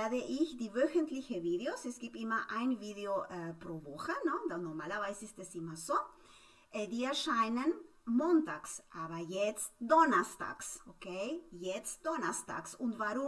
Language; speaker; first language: German; non-native, fluent; Spanish